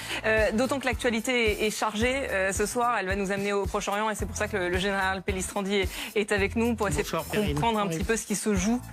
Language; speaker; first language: French; native; French